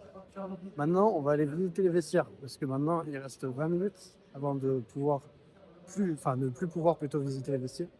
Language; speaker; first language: French; native; French